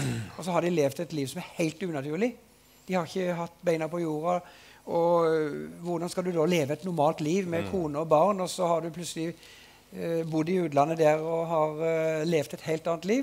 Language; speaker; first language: Norwegian; native; Norwegian